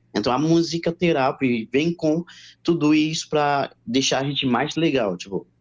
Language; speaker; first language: Portuguese; non-native, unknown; Haitian Creole